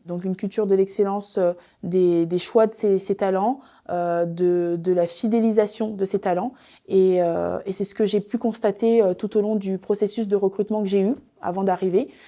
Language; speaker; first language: French; native; French